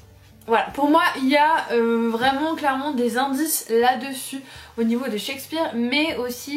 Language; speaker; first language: French; native; French